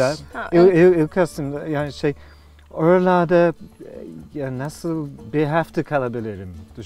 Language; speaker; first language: Turkish; non-native, learner; English